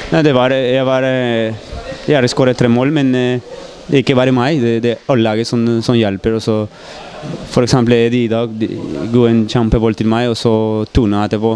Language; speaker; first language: Norwegian; non-native, learner; Spanish